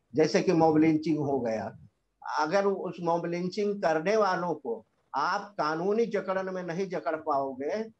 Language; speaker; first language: Hindi; native; Hindi